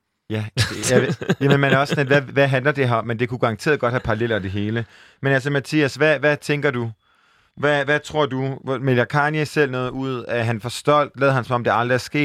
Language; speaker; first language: Danish; native; Danish